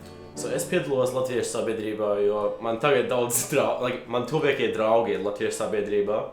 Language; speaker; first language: Latvian; early bilingual, heritage; Latvian